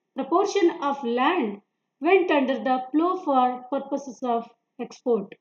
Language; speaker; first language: English; non-native, local second language; Kannada